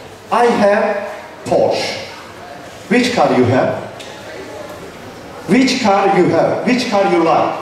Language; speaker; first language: English; non-native, learner; Arabic